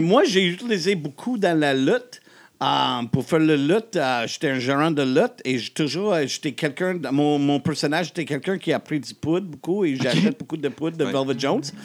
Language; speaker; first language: French; non-native, learner; English